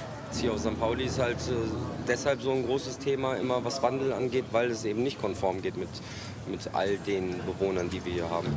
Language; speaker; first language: German; native; German